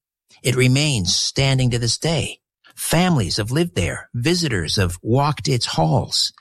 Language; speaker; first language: English; native; English